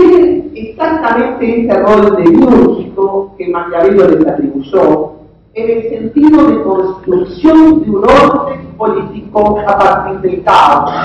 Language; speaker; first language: Spanish; native; Spanish